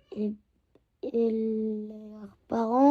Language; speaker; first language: French; early bilingual, other home language; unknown